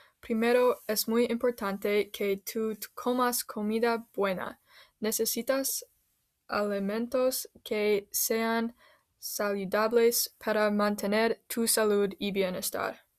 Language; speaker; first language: Spanish; non-native, learner; English